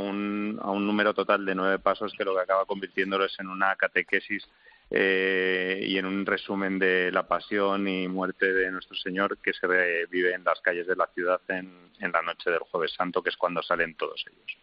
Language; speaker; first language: Spanish; native; Spanish